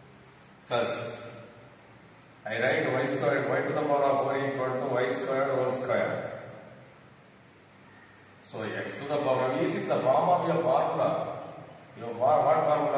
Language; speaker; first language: English; non-native, local second language; Tamil